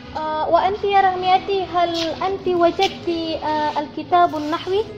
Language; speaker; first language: Arabic; non-native, learner; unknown